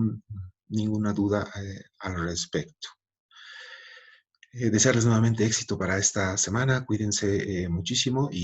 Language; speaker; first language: Spanish; native; Spanish